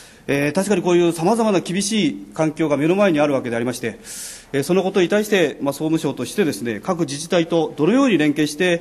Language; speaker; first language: Japanese; native; Japanese